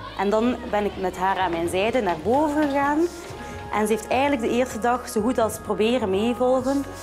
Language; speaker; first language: Dutch; native; Dutch